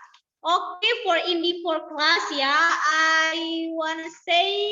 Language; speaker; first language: English; non-native, learner; Indonesian